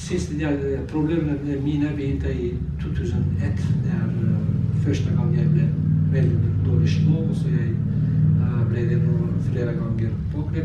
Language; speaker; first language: Norwegian; non-native, learner; Azerbaijani